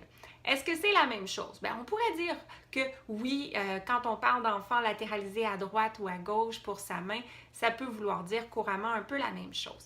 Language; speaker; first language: French; native; French